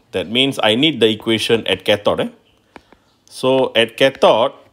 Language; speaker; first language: English; non-native, local second language; Malay